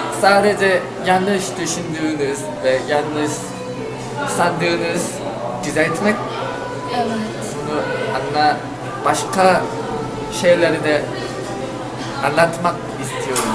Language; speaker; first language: Turkish; non-native, learner; Korean